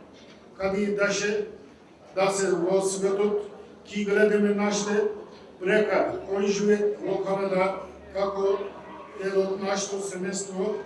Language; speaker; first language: Macedonian; early bilingual, heritage; Macedonian